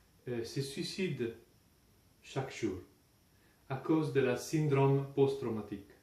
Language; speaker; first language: French; non-native, fluent; Italian